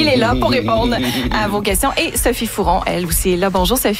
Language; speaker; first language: French; native; French